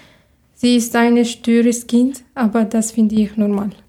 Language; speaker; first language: German; non-native, learner; Arabic